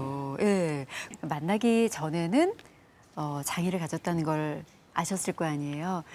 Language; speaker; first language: Korean; native; Korean